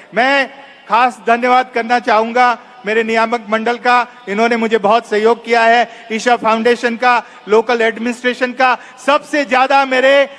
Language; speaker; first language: Hindi; non-native, local second language; Gujarati